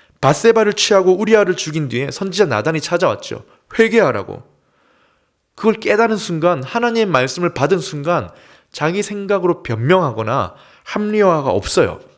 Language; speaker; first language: Korean; native; Korean